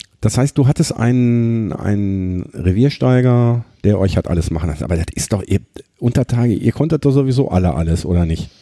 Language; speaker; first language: German; native; German